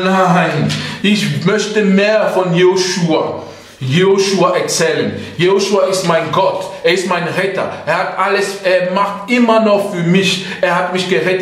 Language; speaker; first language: German; non-native, fluent; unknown